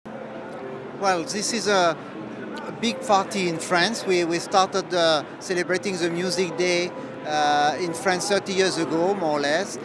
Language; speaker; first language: English; non-native, fluent; French